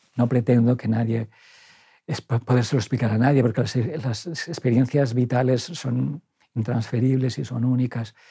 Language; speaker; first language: Spanish; native; Spanish